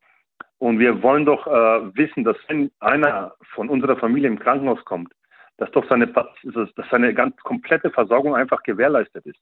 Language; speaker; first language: German; native; German